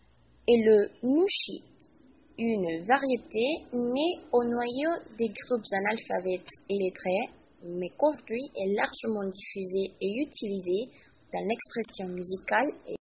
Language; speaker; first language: French; non-native, learner; Spanish